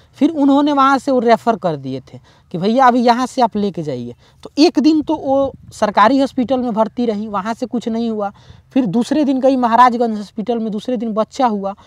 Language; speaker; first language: Hindi; native; Hindi